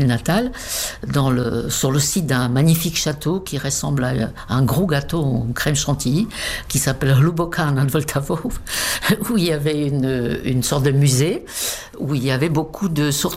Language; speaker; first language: French; non-native, fluent; Czech